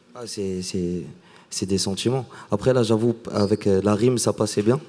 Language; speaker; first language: French; non-native, local second language; Arabic